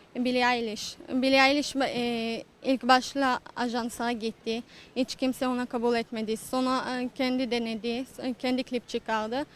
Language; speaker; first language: Turkish; non-native, fluent; Hebrew